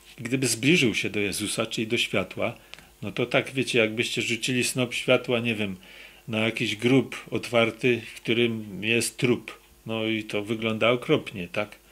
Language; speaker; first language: Polish; native; Polish